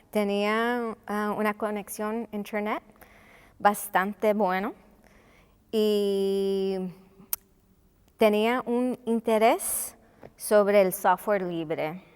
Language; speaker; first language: Spanish; non-native, local second language; English